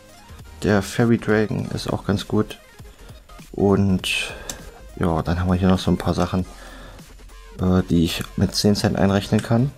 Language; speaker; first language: German; native; German